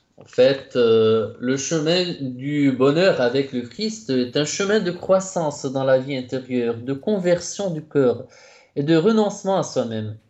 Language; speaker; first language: French; non-native, local second language; Arabic